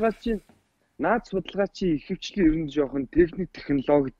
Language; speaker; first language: Mongolian; native; Mongolian